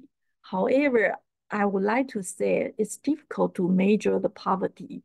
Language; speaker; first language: English; non-native, fluent; Chinese